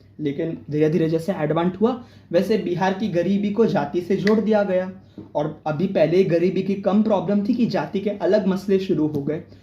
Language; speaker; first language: Hindi; non-native, local second language; Marathi